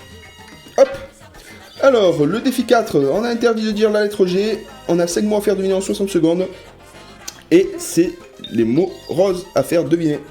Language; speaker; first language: French; native; French